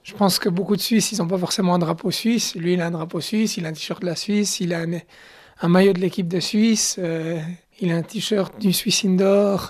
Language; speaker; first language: French; native; French